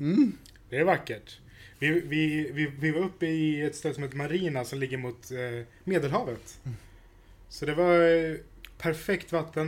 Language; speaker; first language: Swedish; native; Swedish